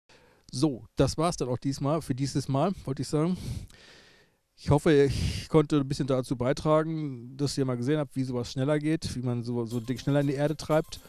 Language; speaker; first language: German; native; German